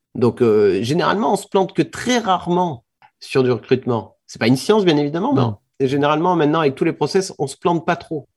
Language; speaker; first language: French; native; French